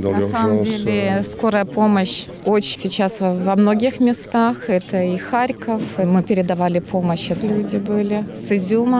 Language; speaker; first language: Russian; native; Russian